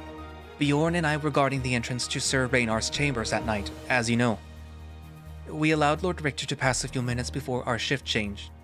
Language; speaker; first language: English; native; English